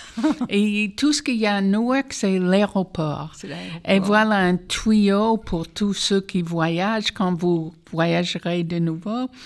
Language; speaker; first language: French; non-native, fluent; English